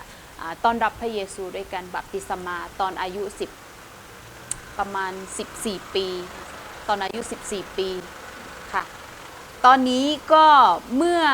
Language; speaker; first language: Thai; non-native, local second language; Lahu